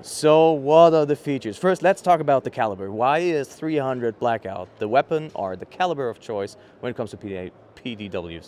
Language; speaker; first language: English; non-native, fluent; German